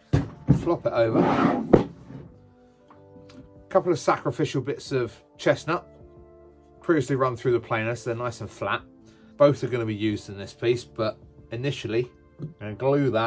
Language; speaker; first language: English; native; English